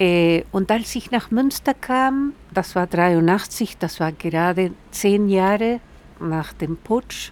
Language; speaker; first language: German; non-native, fluent; Spanish